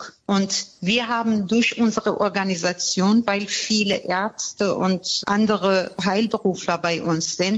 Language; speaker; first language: German; non-native, fluent; Persian